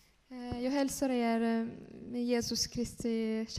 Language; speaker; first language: Swedish; non-native, fluent; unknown